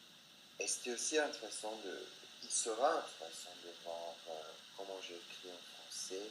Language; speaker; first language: French; non-native, fluent; English